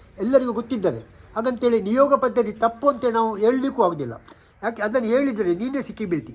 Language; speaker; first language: Kannada; native; Kannada